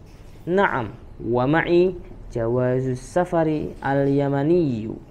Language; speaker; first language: Arabic; non-native, fluent; Indonesian